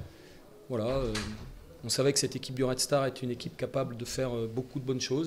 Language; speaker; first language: French; native; French